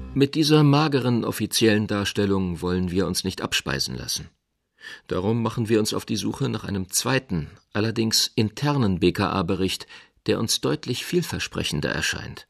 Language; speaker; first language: German; native; German